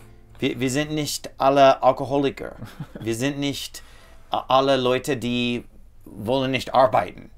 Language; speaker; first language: German; non-native, fluent; English